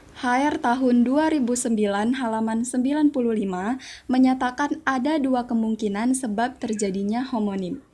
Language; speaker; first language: Indonesian; native; Indonesian